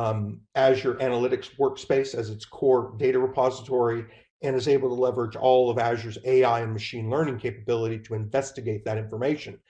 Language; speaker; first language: English; native; English